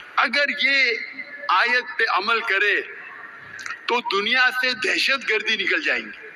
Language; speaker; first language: Urdu; non-native, local second language; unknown